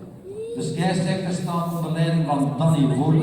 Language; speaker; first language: Dutch; native; Dutch